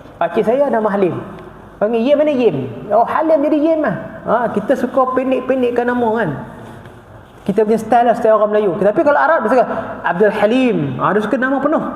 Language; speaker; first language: Malay; native; Malay